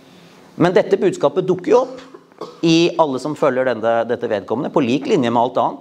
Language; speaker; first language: Norwegian; native; Norwegian